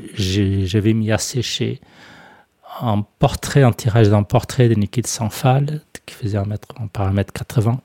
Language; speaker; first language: French; non-native, fluent; Portuguese